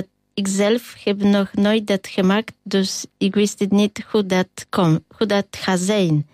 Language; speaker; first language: Dutch; non-native, learner; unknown